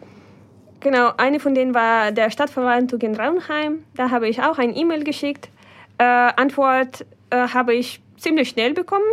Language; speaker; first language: German; non-native, fluent; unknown